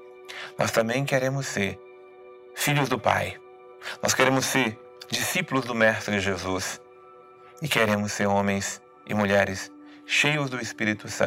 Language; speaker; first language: Portuguese; native; Portuguese